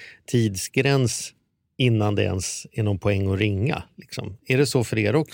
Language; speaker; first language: Swedish; native; Swedish